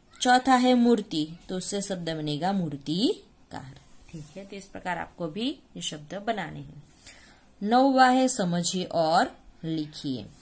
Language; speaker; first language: Hindi; non-native, local second language; Gujarati